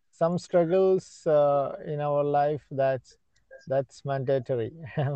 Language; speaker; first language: English; non-native, learner; Malayalam